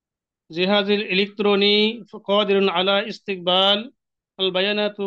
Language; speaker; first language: Arabic; non-native, learner; Bangla